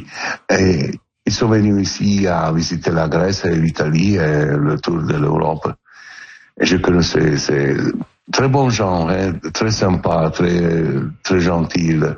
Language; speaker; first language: French; non-native, learner; Italian